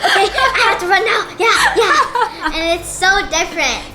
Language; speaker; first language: English; non-native, fluent; Japanese